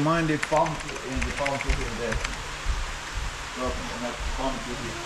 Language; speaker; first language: English; non-native, learner; Portuguese